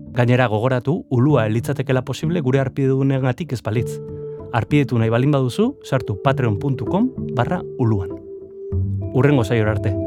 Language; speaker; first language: Basque; native; Basque